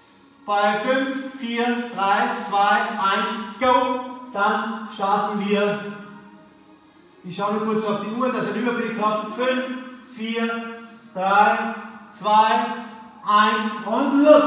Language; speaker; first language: German; native; German